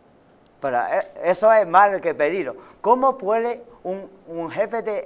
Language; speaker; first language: Spanish; non-native, learner; Chinese